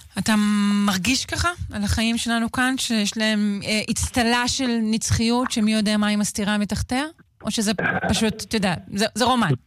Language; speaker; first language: Hebrew; native; Hebrew